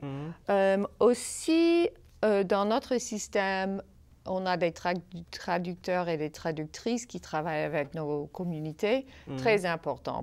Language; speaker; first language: French; non-native, fluent; English